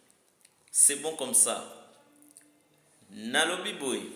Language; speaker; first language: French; non-native, learner; Lingala